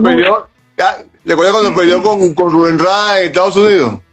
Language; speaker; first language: Spanish; native; Spanish